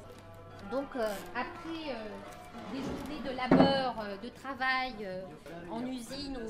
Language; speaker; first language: French; native; French